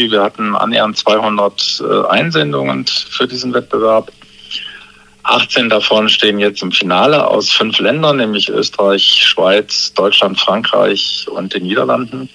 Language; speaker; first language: German; native; German